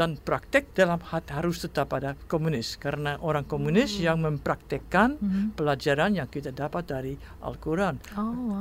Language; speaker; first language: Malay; non-native, fluent; Dutch